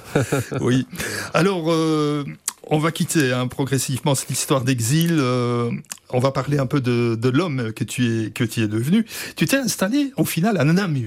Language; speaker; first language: French; native; French